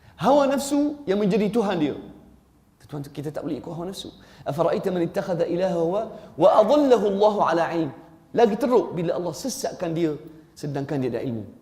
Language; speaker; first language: Malay; non-native, fluent; Arabic